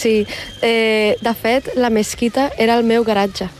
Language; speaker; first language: Catalan; early bilingual, other home language; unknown